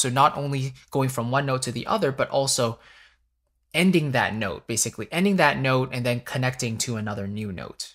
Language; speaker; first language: English; native; English